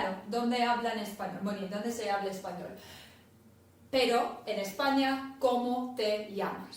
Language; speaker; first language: Spanish; non-native, fluent; English